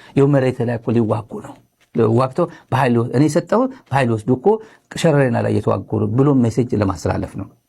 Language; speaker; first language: Amharic; non-native, local second language; Tigrinya